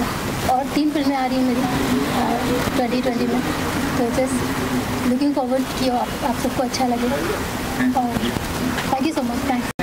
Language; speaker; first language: Hindi; native; Hindi